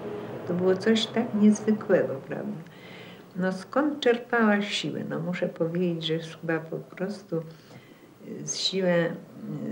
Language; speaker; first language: Polish; native; Polish